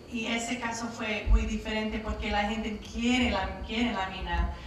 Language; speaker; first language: Spanish; non-native, learner; English